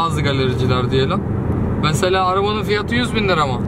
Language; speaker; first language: Turkish; native; Turkish